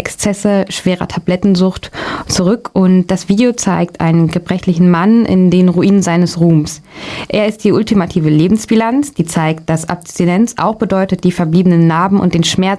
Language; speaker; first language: German; native; German